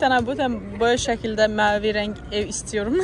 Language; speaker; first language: Turkish; non-native, learner; Tajik